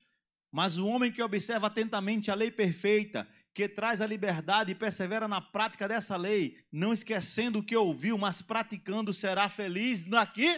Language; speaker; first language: Portuguese; native; Portuguese